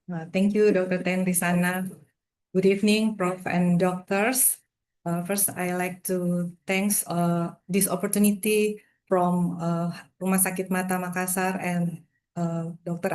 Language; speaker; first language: English; non-native, learner; Indonesian